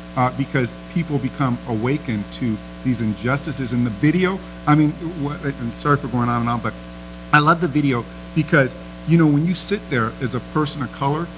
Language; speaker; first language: English; native; English